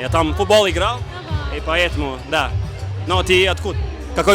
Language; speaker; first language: Russian; non-native, learner; English